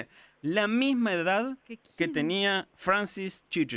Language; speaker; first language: Spanish; native; Spanish